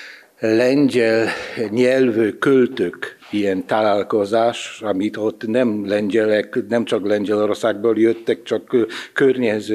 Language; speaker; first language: Hungarian; non-native, learner; Polish